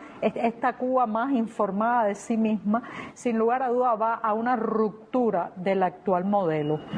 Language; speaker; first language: Spanish; native; Spanish